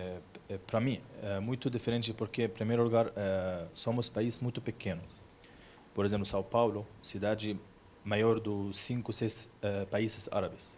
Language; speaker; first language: Portuguese; non-native, learner; Arabic